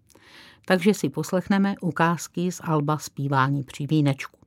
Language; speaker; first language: Czech; native; Czech